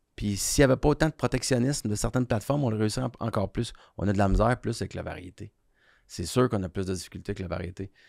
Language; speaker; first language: French; native; French